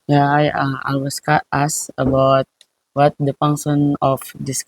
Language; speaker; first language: English; non-native, learner; Indonesian